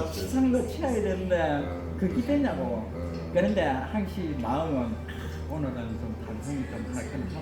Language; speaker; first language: Korean; native; Korean